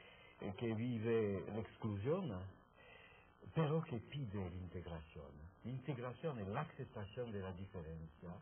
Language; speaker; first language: Spanish; non-native, fluent; French